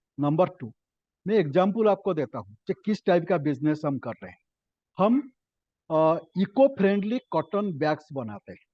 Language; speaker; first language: Hindi; non-native, local second language; Odia